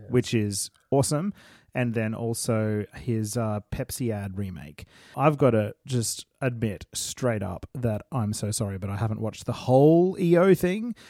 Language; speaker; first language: English; native; English